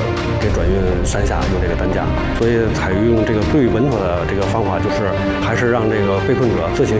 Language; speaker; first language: Chinese; native; Chinese